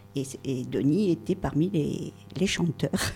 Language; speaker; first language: French; native; French